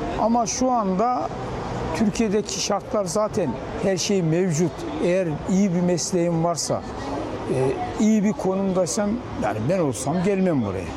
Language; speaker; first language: Turkish; early bilingual, heritage; Turkish